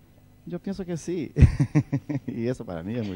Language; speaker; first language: Spanish; non-native, fluent; Portuguese